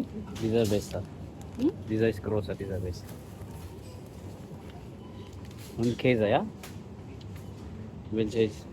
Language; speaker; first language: German; non-native, learner; Amharic